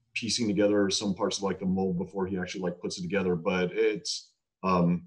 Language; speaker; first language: English; native; English